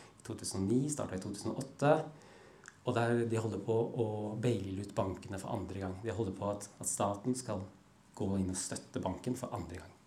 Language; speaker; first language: Norwegian; native; Norwegian